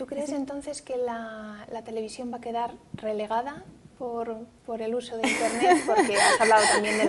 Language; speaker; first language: Spanish; native; Spanish